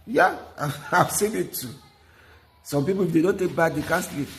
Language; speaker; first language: English; non-native, local second language; Yoruba